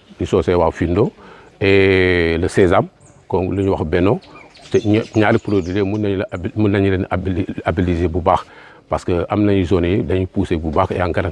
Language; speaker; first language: Wolof; non-native, local second language; Fula